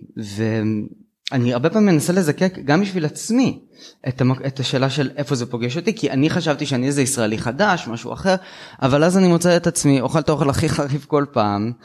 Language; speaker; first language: Hebrew; native; Hebrew